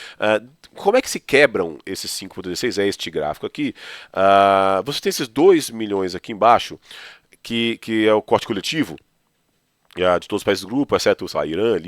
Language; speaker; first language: Portuguese; native; Portuguese